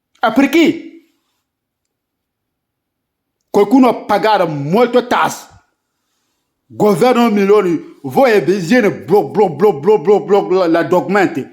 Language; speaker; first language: Italian; non-native, learner; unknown